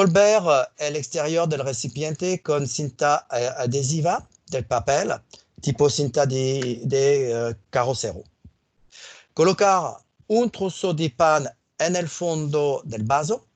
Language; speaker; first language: Spanish; non-native, fluent; French